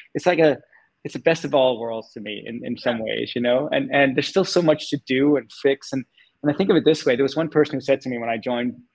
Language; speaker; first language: English; non-native, fluent; Danish